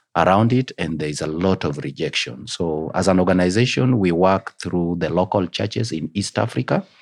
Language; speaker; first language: English; non-native, local second language; Luo (Kenya and Tanzania)